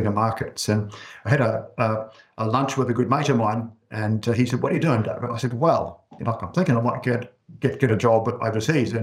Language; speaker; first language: English; native; English